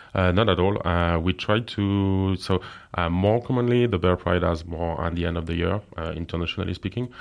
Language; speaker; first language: English; non-native, fluent; French